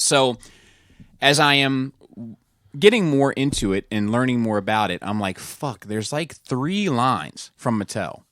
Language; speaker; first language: English; native; English